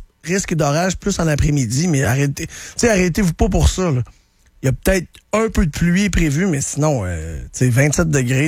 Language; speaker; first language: French; native; French